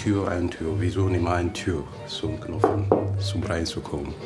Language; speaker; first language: German; non-native, fluent; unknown